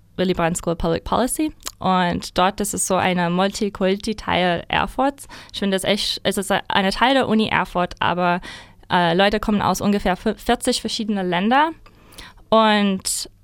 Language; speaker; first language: German; non-native, learner; English